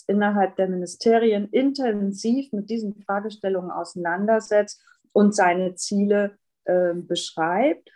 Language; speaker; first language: German; native; German